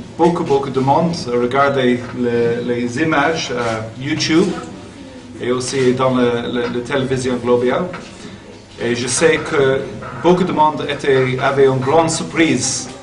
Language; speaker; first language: French; non-native, learner; English